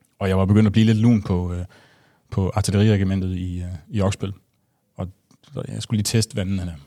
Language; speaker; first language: Danish; native; Danish